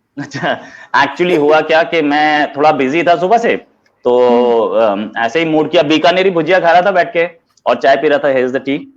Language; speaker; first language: Hindi; native; Hindi